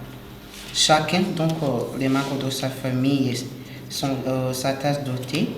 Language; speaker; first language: French; non-native, local second language; Rundi